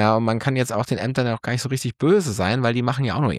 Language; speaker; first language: German; native; German